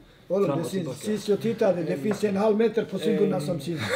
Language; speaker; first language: Swedish; non-native, fluent; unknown